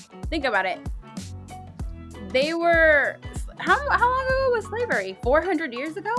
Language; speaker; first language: English; early bilingual, other home language; Spanish